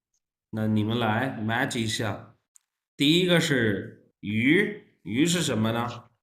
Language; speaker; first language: Chinese; non-native, fluent; Urdu